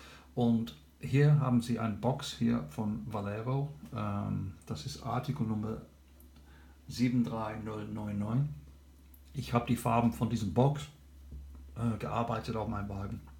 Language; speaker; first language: German; non-native, learner; English